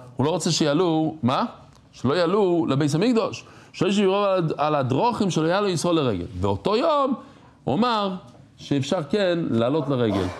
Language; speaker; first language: Hebrew; non-native, fluent; English